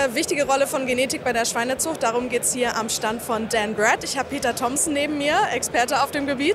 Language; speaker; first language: German; native; German